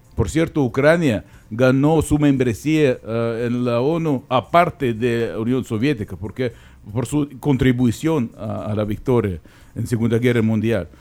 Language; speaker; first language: Spanish; non-native, fluent; Ukrainian